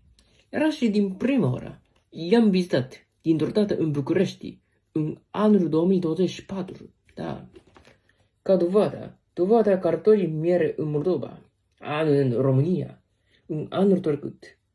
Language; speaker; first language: Romanian; non-native, learner; Japanese